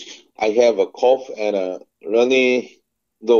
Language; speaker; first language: English; non-native, learner; Korean